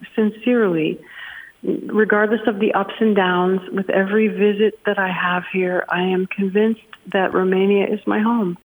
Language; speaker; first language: English; native; English